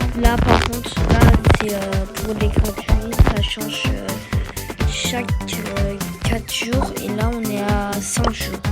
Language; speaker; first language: French; early bilingual, other home language; Turkish